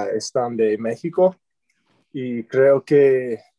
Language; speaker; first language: Spanish; non-native, learner; English